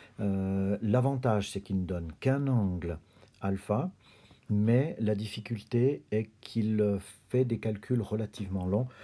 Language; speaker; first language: French; native; French